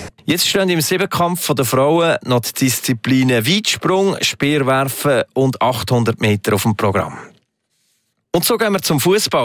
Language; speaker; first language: German; native; German